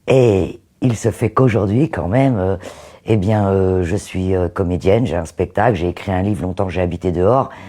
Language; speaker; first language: French; native; French